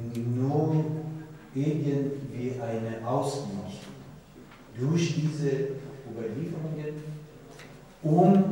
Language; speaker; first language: German; non-native, fluent; Persian